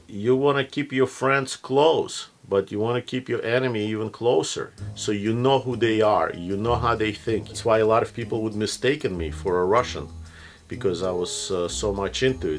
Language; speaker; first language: English; non-native, fluent; Russian